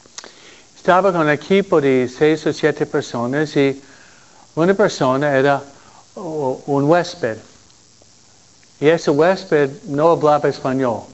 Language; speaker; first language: Spanish; non-native, fluent; English